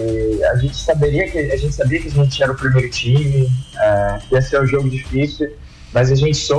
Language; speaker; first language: Portuguese; native; Portuguese